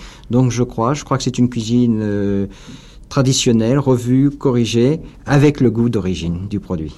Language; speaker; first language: French; native; French